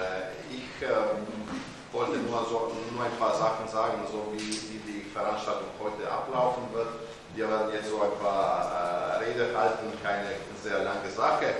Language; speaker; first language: German; non-native, fluent; Croatian